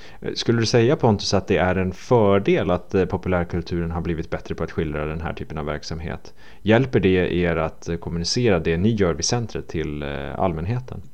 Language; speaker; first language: Swedish; native; Swedish